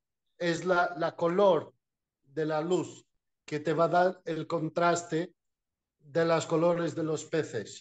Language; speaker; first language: Spanish; non-native, fluent; Portuguese